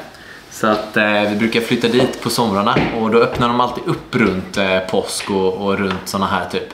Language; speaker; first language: Swedish; native; Swedish